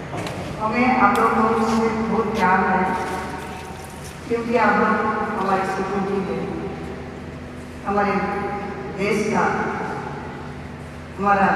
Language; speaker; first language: Hindi; non-native, local second language; Assamese